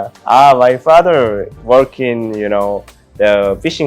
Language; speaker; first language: English; non-native, learner; Korean